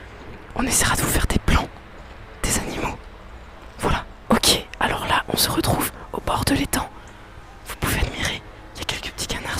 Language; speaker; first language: French; native; French